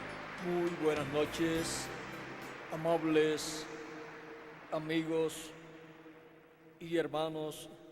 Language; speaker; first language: Spanish; native; Spanish